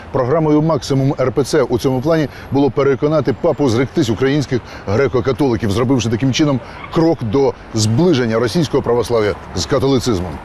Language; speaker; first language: Ukrainian; native; Ukrainian